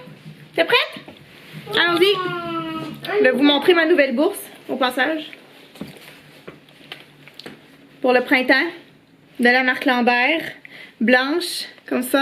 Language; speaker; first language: French; native; French